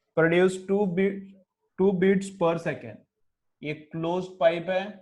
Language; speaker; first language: Hindi; non-native, local second language; Marathi